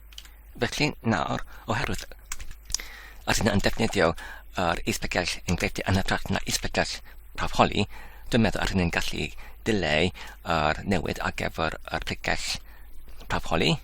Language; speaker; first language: Welsh; non-native, learner; Polish